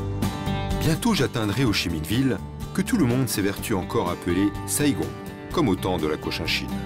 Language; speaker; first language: French; native; French